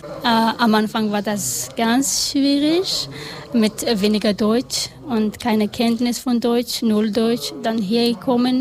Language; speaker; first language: German; non-native, learner; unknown